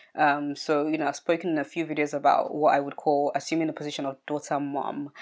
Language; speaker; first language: English; early bilingual, other home language; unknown